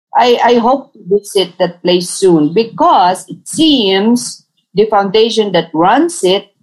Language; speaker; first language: English; non-native, local second language; Tausug